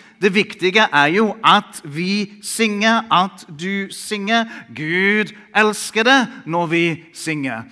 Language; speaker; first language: Norwegian; non-native, fluent; English